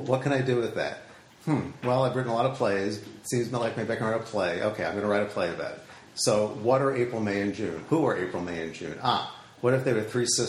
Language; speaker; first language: English; native; English